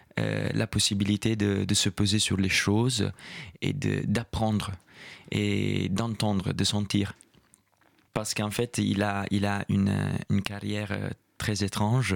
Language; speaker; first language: French; non-native, fluent; Italian